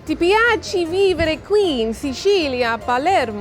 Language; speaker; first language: Italian; non-native, learner; English